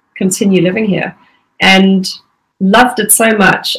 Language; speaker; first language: English; native; English